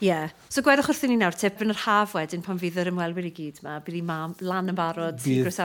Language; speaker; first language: Welsh; native; Welsh